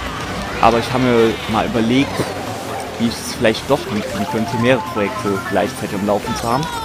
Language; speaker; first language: German; native; German